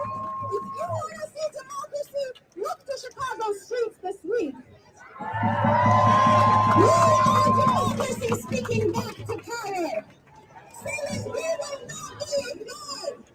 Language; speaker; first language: English; native; English